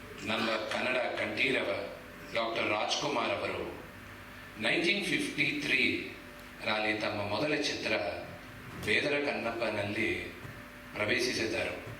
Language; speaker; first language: Kannada; non-native, local second language; Telugu